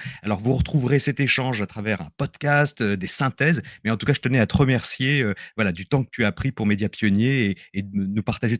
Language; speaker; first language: French; native; French